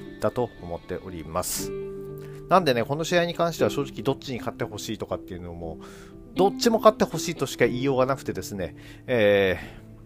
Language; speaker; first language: Japanese; native; Japanese